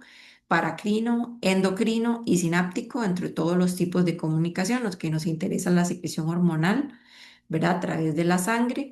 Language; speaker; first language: Spanish; native; Spanish